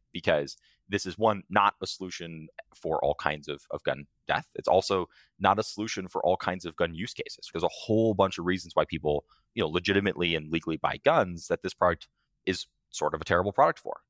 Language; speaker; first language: English; native; English